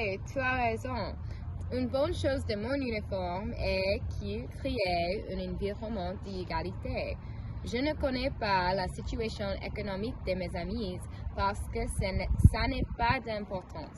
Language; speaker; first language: French; non-native, learner; English